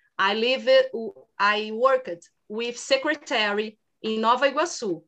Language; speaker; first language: English; non-native, learner; Portuguese